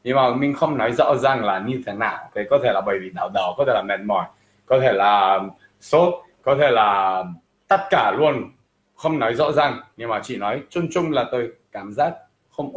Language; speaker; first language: Vietnamese; non-native, fluent; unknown